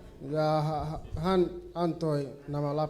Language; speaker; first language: Finnish; early bilingual, other home language; Swahili